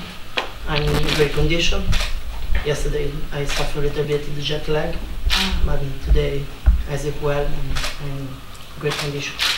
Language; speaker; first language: English; non-native, learner; Italian